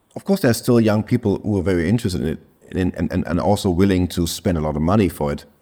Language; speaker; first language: English; non-native, fluent; German